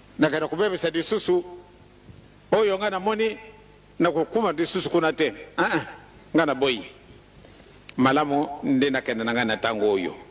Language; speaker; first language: Lingala; non-native, local second language; Kituba (Democratic Republic of Congo)